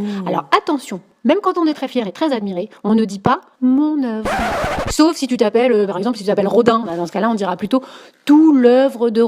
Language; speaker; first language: French; native; French